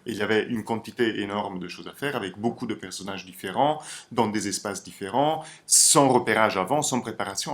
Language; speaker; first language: French; native; French